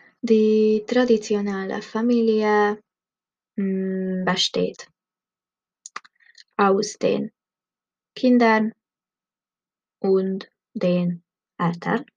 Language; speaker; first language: German; non-native, learner; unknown